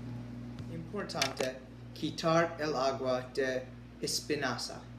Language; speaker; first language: Spanish; non-native, learner; English